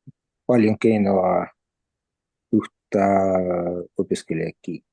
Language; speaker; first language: Finnish; non-native, learner; Russian